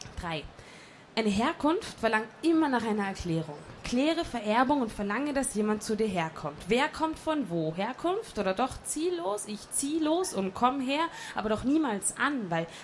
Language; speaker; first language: German; native; German